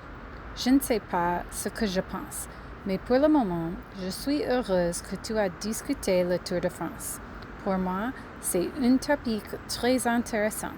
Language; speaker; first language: French; non-native, learner; English